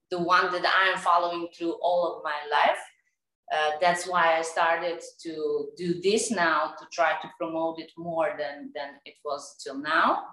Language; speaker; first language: English; non-native, fluent; Serbian